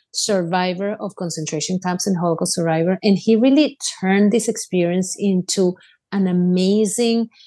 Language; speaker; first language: English; non-native, fluent; Spanish